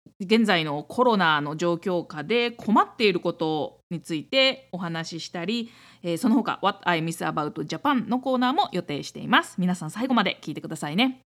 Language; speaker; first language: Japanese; native; Japanese